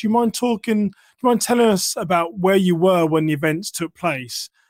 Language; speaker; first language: English; native; English